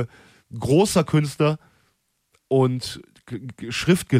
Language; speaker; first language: German; native; German